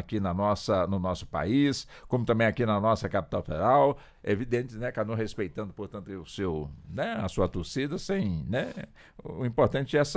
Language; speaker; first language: Portuguese; native; Portuguese